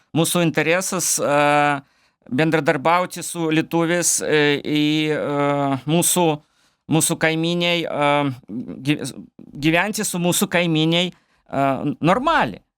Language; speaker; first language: Lithuanian; non-native, learner; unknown